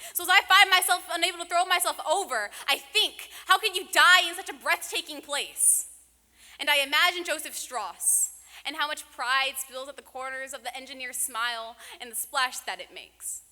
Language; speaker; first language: English; native; English